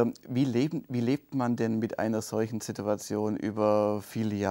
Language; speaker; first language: German; native; German